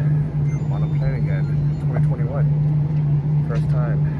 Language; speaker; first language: English; native; English